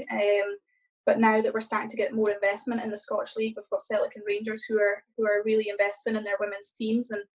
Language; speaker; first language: English; native; English